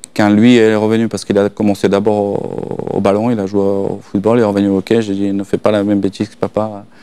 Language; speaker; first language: French; non-native, fluent; Slovak